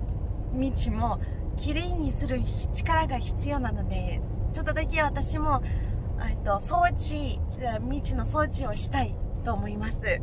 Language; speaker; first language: Japanese; non-native, fluent; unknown